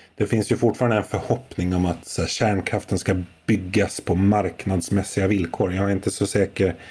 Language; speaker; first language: Swedish; native; Swedish